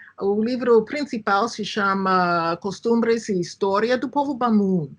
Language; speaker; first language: Portuguese; non-native, fluent; English